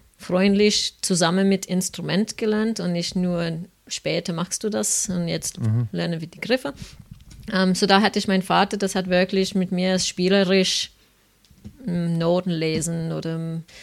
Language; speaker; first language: German; non-native, fluent; English